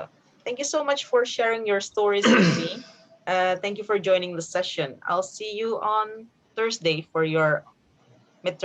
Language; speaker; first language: English; non-native, fluent; Indonesian